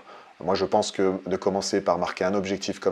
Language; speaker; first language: French; native; French